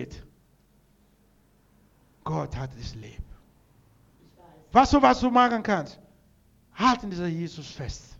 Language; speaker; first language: German; non-native, learner; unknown